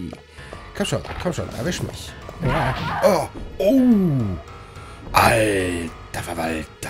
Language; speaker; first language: German; native; German